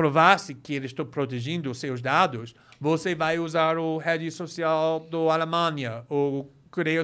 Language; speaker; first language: Portuguese; non-native, fluent; English